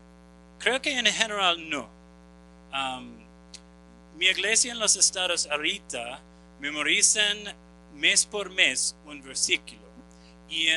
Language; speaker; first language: Spanish; non-native, fluent; English